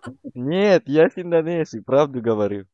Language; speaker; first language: Russian; non-native, learner; Indonesian